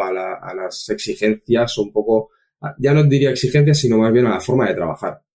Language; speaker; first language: Spanish; native; Spanish